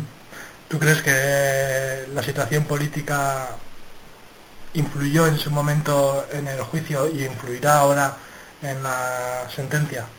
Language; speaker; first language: Spanish; native; Spanish